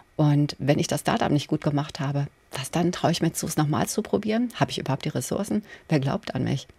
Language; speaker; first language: German; native; German